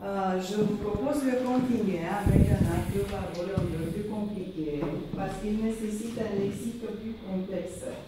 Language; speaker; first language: French; non-native, fluent; Romanian